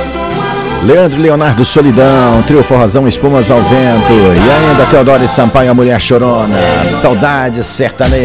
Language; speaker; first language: Portuguese; native; Portuguese